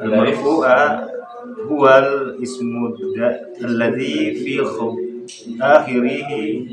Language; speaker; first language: Arabic; non-native, learner; Indonesian